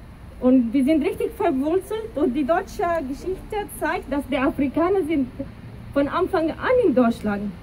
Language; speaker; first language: German; non-native, fluent; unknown